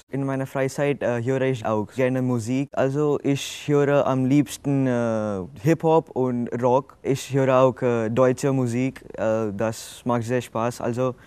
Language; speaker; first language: German; non-native, learner; Hindi